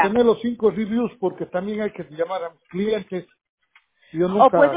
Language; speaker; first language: Spanish; native; Spanish